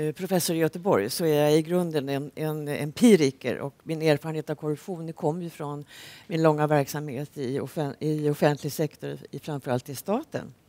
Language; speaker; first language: Swedish; native; Swedish